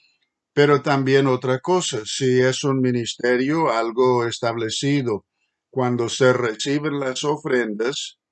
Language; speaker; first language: Spanish; non-native, fluent; English